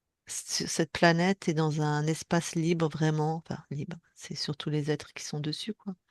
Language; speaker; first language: French; native; French